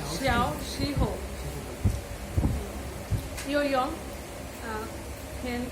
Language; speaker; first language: Chinese; non-native, learner; Bangla